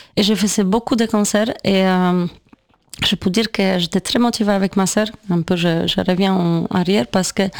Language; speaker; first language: French; non-native, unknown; Polish